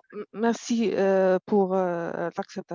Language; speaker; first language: French; non-native, fluent; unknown